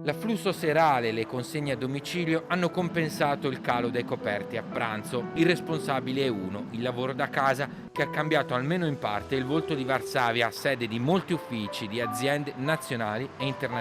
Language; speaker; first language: Italian; native; Italian